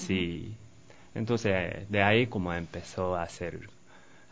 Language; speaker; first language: Spanish; non-native, learner; Japanese